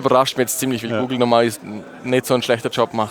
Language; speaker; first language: German; native; German